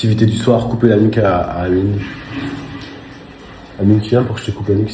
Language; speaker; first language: French; native; French